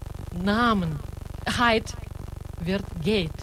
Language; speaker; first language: German; non-native, fluent; Russian